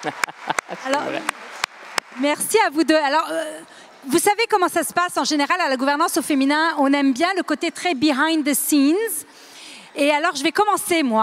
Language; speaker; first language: French; native; French